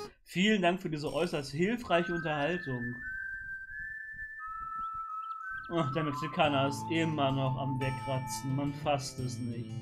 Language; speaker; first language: German; native; German